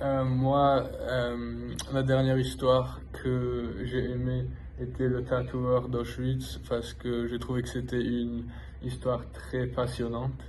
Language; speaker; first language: French; non-native, fluent; English